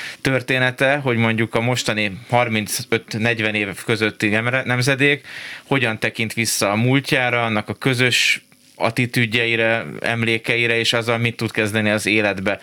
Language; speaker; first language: Hungarian; native; Hungarian